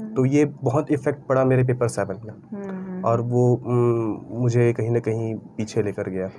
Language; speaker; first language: Hindi; native; Hindi